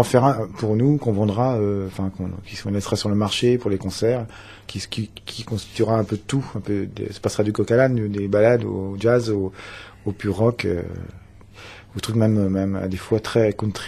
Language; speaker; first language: French; native; French